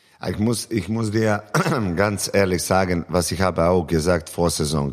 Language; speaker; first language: German; non-native, learner; Serbian